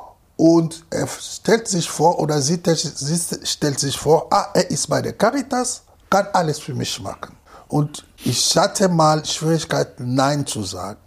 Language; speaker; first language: German; non-native, fluent; Lingala